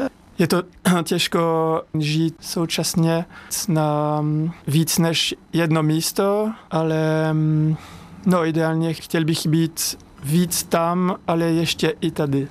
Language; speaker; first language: Czech; non-native, fluent; French